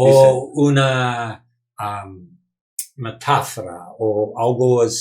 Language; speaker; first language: Spanish; non-native, learner; English